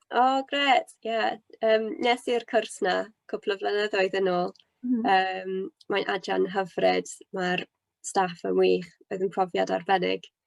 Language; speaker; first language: Welsh; non-native, local second language; English